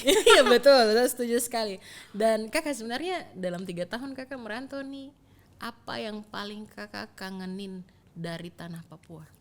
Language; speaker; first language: Indonesian; native; Indonesian